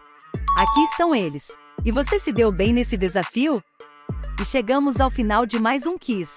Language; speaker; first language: Portuguese; native; Portuguese